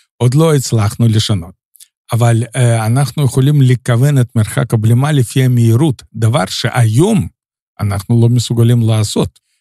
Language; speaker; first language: Hebrew; non-native, fluent; Russian